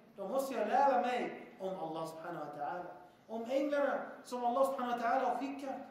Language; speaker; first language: Swedish; early bilingual, other home language; Arabic